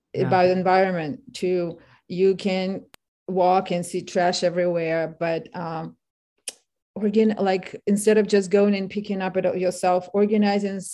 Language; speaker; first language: English; non-native, fluent; Ukrainian